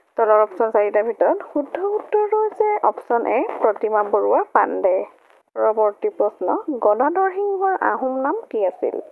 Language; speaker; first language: Assamese; native; Assamese